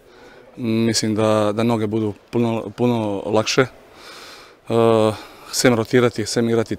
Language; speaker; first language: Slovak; non-native, learner; Croatian